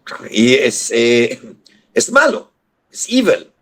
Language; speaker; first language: Spanish; non-native, fluent; Hebrew